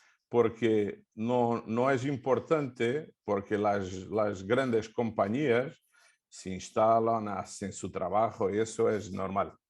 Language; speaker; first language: Spanish; non-native, fluent; Portuguese